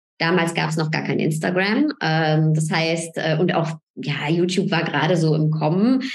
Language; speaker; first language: German; early bilingual, other home language; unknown